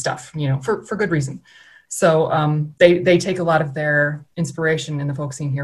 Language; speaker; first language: English; native; English